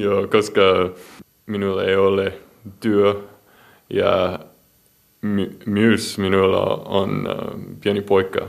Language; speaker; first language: Finnish; non-native, learner; English